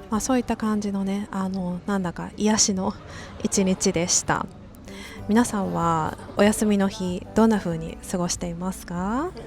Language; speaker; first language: Japanese; native; Japanese